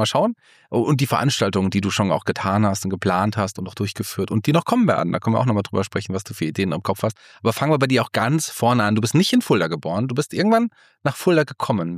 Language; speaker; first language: German; native; German